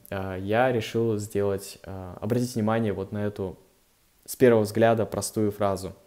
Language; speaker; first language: Russian; native; Russian